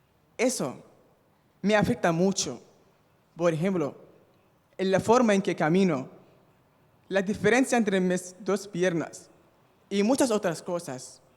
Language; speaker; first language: Spanish; non-native, fluent; Arabic